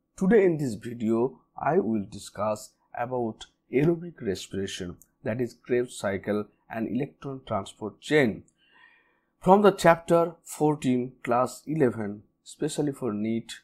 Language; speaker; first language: English; non-native, local second language; Bangla